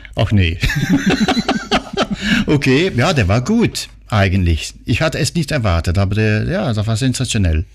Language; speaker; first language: German; non-native, fluent; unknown